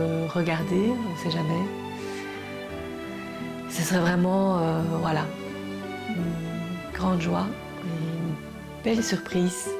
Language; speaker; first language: French; early bilingual, other home language; Korean